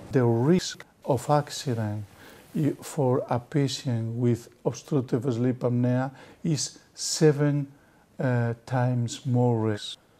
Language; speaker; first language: English; non-native, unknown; Spanish